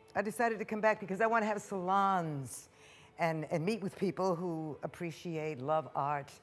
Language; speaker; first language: English; native; English